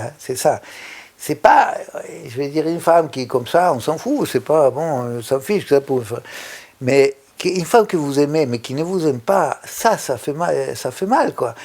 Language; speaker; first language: French; non-native, fluent; Spanish